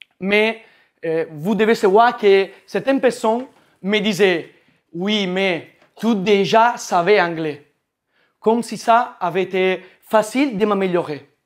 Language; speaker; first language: French; non-native, learner; Italian